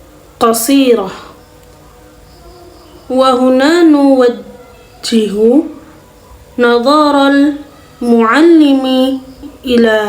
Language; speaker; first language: Arabic; non-native, fluent; Indonesian